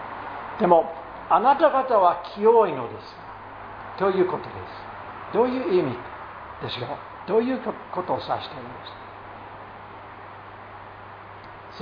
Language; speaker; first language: Japanese; non-native, fluent; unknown